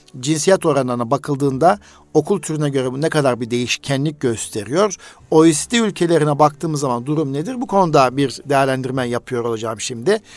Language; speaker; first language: Turkish; native; Turkish